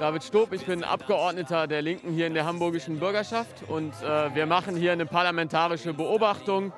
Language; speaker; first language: German; native; German